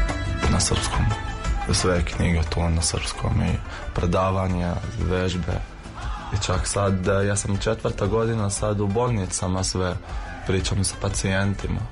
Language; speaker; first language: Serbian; non-native, fluent; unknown